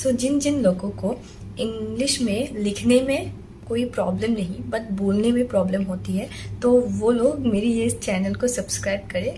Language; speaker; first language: Hindi; non-native, local second language; Assamese